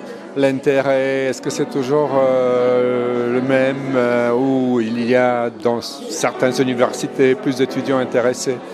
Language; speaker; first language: French; non-native, fluent; Serbian